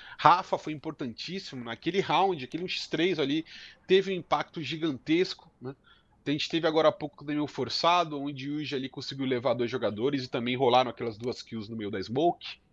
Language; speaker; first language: Portuguese; native; Portuguese